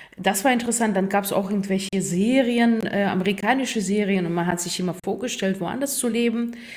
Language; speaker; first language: German; non-native, fluent; Russian